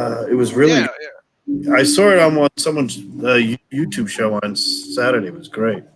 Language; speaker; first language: English; native; English